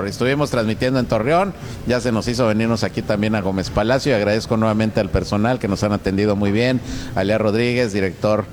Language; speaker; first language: Spanish; native; Spanish